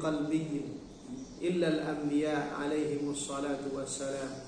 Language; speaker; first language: Arabic; non-native, fluent; Indonesian